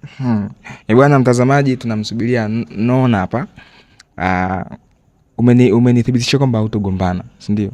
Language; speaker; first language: Swahili; native; Swahili